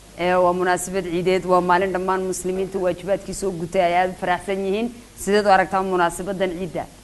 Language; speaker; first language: Somali; native; Somali